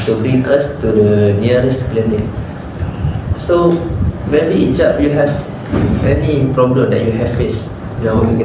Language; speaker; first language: English; non-native, learner; Malay